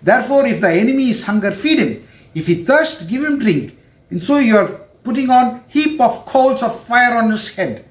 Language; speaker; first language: English; non-native, local second language; Tamil